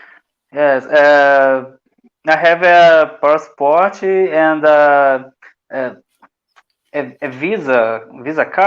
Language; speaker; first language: English; non-native, learner; Portuguese